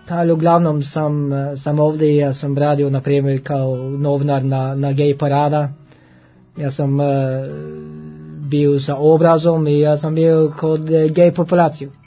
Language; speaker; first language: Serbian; non-native, learner; Norwegian